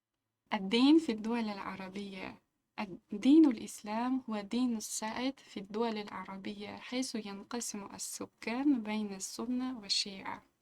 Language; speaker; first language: Arabic; non-native, local second language; Uzbek